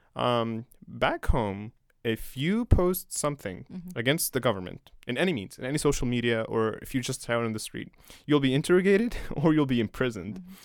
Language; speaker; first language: English; non-native, fluent; Arabic